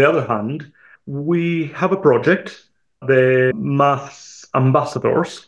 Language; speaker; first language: English; non-native, fluent; Spanish